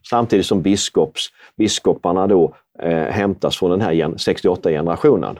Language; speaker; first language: Swedish; native; Swedish